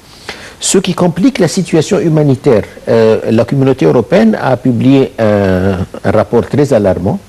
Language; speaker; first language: French; non-native, fluent; Arabic